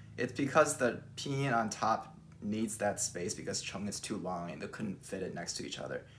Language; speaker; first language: English; early bilingual, other home language; Chinese